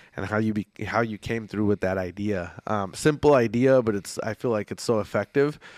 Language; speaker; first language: English; early bilingual, other home language; Spanish